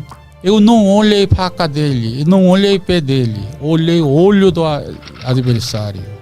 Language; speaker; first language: Portuguese; non-native, learner; Korean